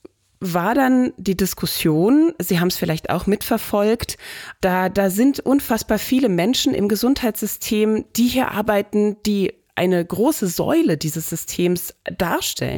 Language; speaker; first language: German; native; German